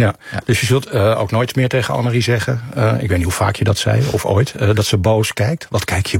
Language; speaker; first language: Dutch; native; Dutch